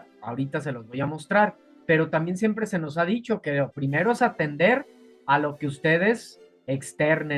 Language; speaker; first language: Spanish; native; Spanish